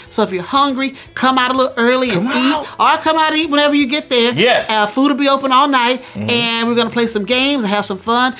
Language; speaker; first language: English; native; English